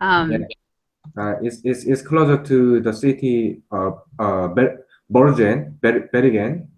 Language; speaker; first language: English; non-native, learner; Korean